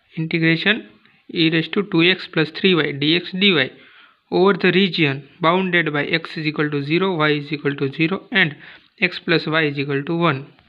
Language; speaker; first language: Hindi; non-native, local second language; Gujarati